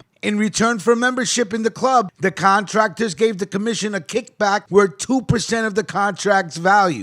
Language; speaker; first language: English; native; English